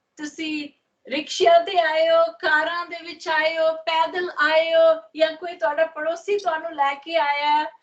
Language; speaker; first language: Punjabi; non-native, learner; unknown